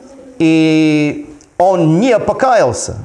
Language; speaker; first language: Russian; non-native, fluent; English